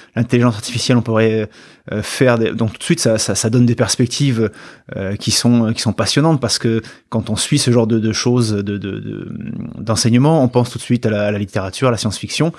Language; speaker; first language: French; native; French